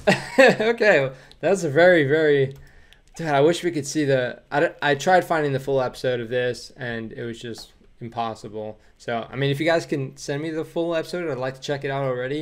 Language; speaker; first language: English; native; English